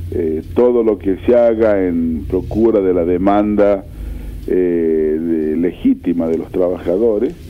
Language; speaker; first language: Spanish; native; Spanish